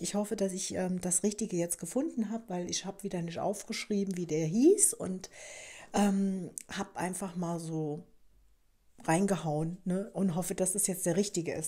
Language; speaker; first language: German; native; German